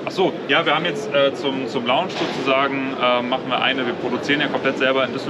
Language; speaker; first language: German; native; German